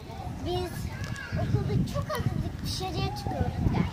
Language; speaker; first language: Turkish; early bilingual, heritage; Turkish